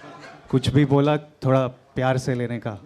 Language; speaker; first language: Hindi; non-native, local second language; Telugu